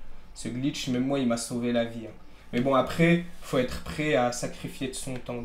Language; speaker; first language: French; native; French